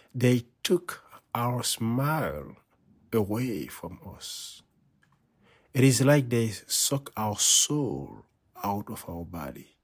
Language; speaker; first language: English; non-native, fluent; Haitian Creole